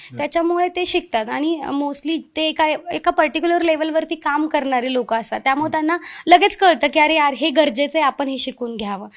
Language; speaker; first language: Marathi; non-native, local second language; Hindi